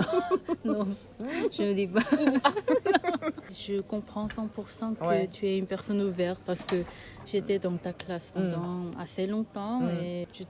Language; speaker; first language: French; non-native, learner; Korean